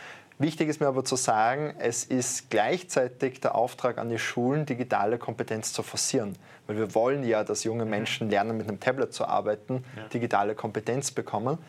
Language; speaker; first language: German; native; German